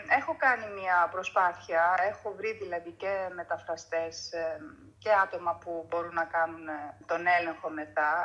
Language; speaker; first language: Greek; early bilingual, heritage; Greek